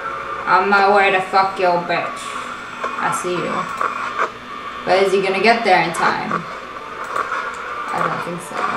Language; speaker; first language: English; native; English